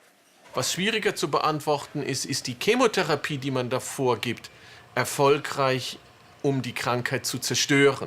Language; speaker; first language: German; native; German